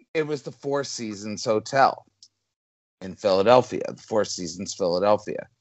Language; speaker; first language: English; native; English